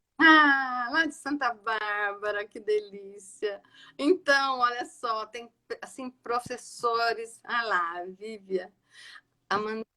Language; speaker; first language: Portuguese; native; Portuguese